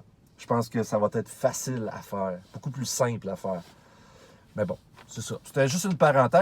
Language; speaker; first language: French; native; French